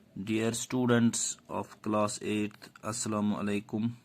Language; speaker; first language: English; non-native, local second language; Urdu